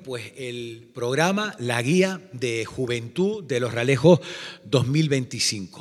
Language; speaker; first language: Spanish; native; Spanish